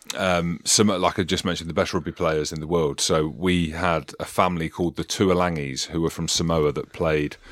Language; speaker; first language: English; native; English